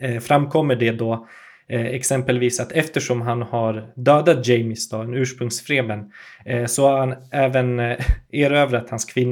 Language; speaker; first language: Swedish; native; Swedish